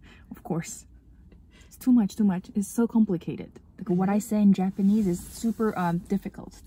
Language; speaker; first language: English; non-native, fluent; Japanese